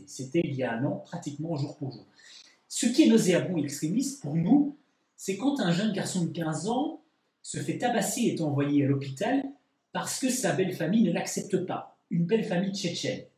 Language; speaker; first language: French; native; French